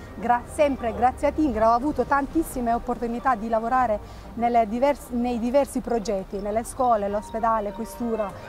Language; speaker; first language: Italian; non-native, fluent; Albanian